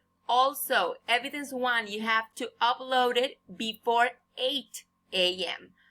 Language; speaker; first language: English; non-native, fluent; Spanish